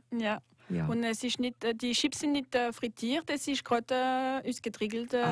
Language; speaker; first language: German; non-native, local second language; French